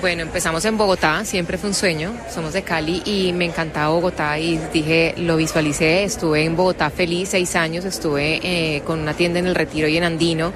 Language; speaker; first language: Spanish; native; Spanish